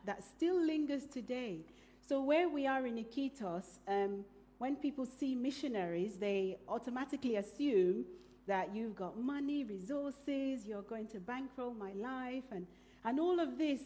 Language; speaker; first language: English; non-native, local second language; Yoruba